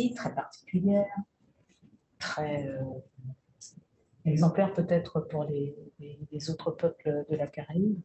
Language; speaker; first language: French; native; French